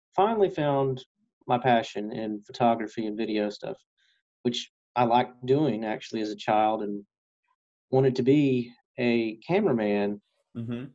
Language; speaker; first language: English; native; English